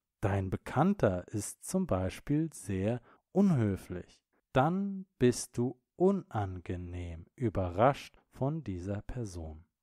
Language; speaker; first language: German; native; German